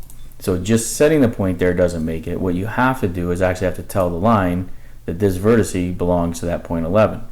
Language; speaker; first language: English; native; English